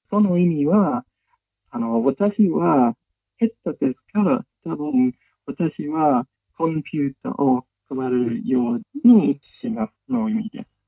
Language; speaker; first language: Japanese; non-native, learner; English